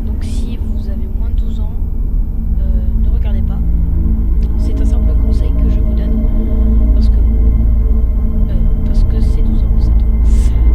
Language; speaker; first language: French; native; French